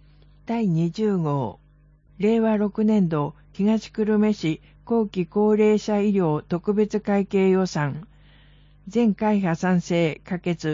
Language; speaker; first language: Japanese; native; Japanese